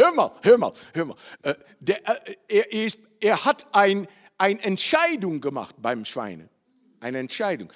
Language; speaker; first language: German; non-native, learner; Dutch